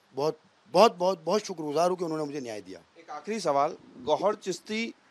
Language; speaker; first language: Hindi; native; Hindi